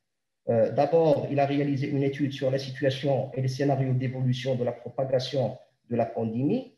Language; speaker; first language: French; non-native, local second language; Arabic